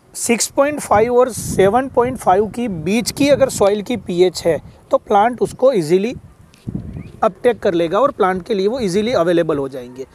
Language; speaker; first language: Hindi; non-native, local second language; Gujarati